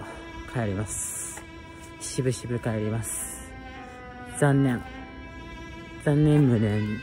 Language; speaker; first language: Japanese; native; Japanese